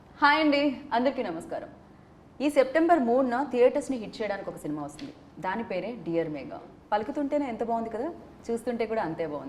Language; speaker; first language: Telugu; native; Telugu